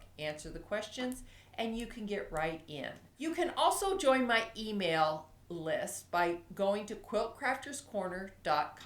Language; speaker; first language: English; native; English